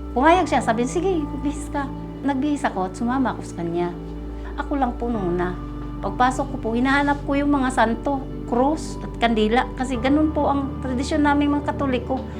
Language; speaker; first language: Filipino; native; Filipino